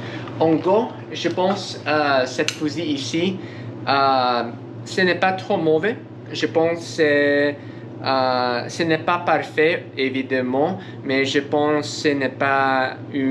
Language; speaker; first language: French; non-native, learner; English